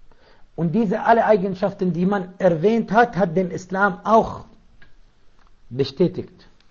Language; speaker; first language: German; non-native, fluent; Arabic